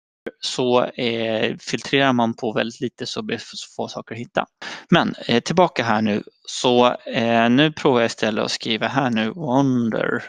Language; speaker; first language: Swedish; native; Swedish